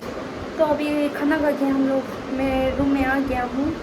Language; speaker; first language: Hindi; non-native, learner; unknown